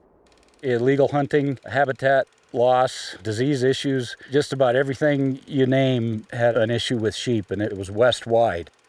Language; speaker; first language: English; native; English